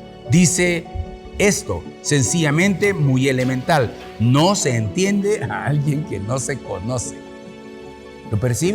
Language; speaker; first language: Spanish; native; Spanish